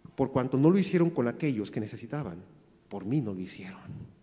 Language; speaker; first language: Spanish; native; Spanish